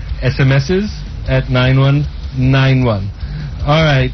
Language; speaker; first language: English; non-native, local second language; Urdu